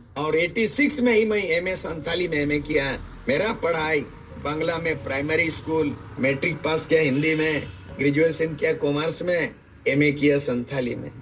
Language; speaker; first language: Hindi; non-native, local second language; Santali